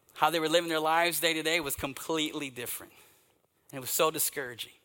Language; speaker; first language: English; native; English